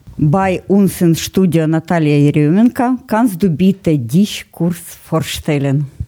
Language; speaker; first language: German; non-native, learner; Russian